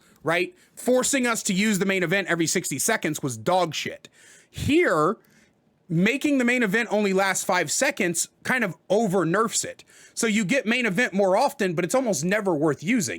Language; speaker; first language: English; native; English